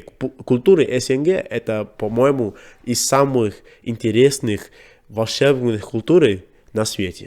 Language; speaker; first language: Russian; non-native, learner; English